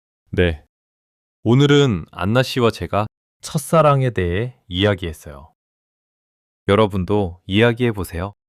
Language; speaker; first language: Korean; early bilingual, heritage; English